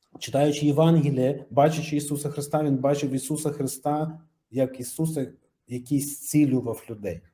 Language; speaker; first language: Ukrainian; native; Ukrainian